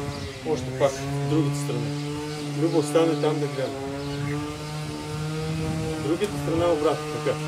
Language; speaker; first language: Bulgarian; non-native, learner; Russian